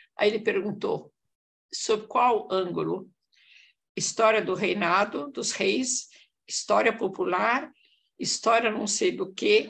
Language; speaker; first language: Portuguese; early bilingual, other home language; Hungarian